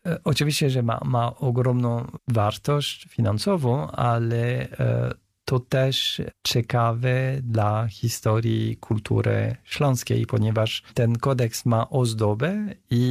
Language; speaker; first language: Polish; non-native, fluent; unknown